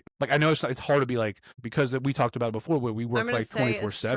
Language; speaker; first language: English; native; English